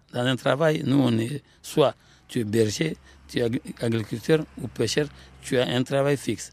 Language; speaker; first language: French; non-native, local second language; Soninke